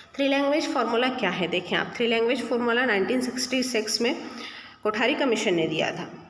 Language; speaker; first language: Urdu; native; Urdu